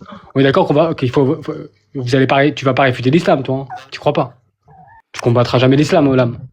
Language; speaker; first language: French; native; French